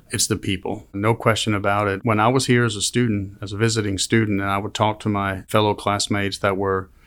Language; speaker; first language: English; non-native, fluent; Danish